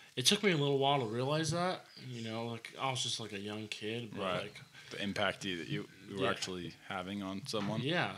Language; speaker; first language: English; native; English